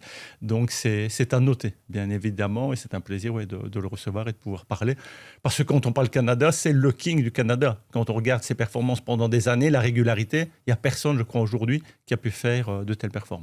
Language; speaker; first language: French; native; French